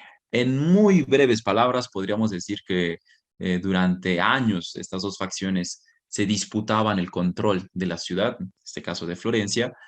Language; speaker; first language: Spanish; native; Spanish